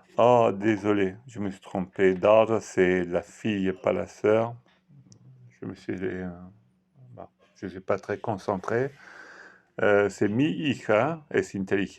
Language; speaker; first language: French; non-native, fluent; Italian